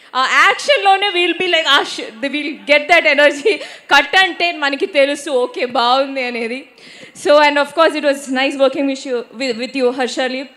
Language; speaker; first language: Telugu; non-native, fluent; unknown